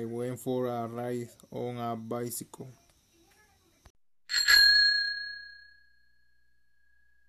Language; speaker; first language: English; non-native, learner; Spanish